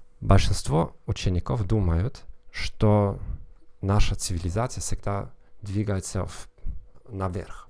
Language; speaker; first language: Russian; non-native, fluent; German